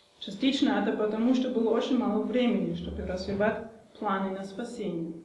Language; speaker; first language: Russian; non-native, fluent; German